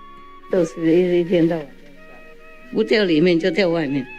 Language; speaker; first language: Chinese; non-native, fluent; Vietnamese